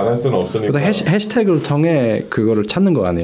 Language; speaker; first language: Korean; non-native, fluent; English